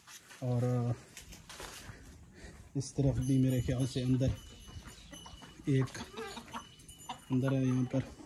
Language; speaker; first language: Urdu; non-native, local second language; Saraiki